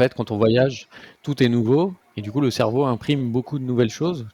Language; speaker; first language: French; native; French